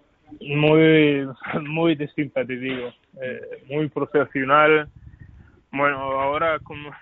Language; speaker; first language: Spanish; non-native, learner; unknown